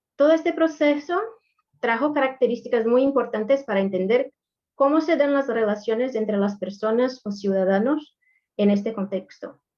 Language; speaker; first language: Spanish; non-native, fluent; Portuguese